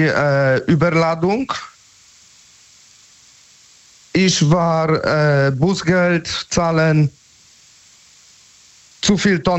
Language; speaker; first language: German; non-native, learner; Polish